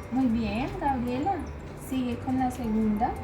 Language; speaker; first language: Spanish; native; Spanish